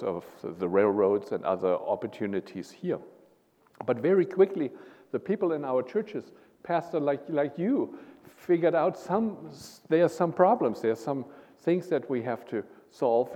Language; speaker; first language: English; non-native, fluent; German